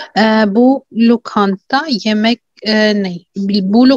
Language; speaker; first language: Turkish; non-native, learner; Urdu